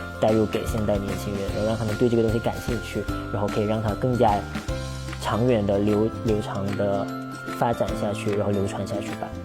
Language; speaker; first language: Chinese; early bilingual, heritage; Chinese